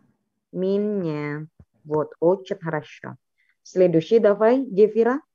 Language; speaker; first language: Russian; non-native, fluent; Indonesian